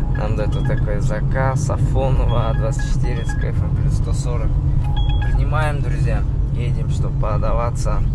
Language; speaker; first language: Russian; non-native, fluent; Uzbek